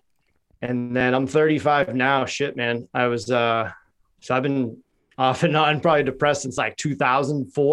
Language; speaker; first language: English; native; English